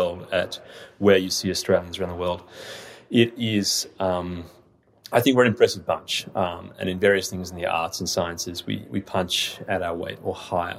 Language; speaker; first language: English; native; English